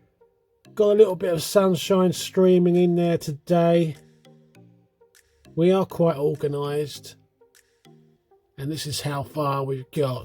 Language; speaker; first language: English; native; English